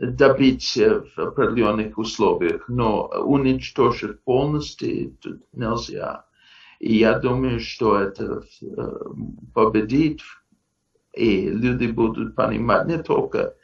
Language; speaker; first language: Russian; non-native, fluent; English